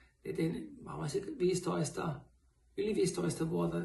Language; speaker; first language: Finnish; non-native, fluent; German